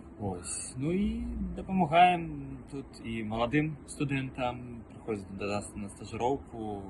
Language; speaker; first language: Belarusian; non-native, local second language; Russian